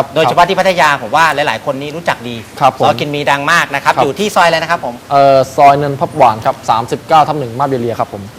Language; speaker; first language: Thai; non-native, fluent; Spanish